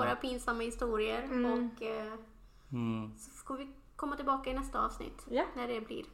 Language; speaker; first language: Swedish; native; Swedish